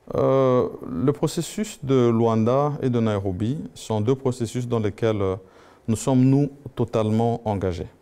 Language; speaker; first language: French; non-native, local second language; Swahili